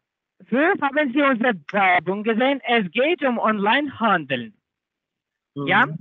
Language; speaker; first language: German; non-native, learner; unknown